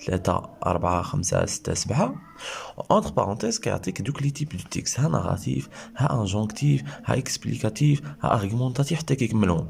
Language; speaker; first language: Arabic; native; Arabic